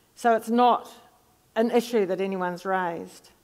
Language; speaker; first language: English; native; English